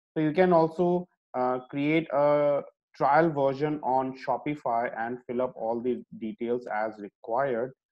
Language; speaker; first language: English; non-native, local second language; Hindi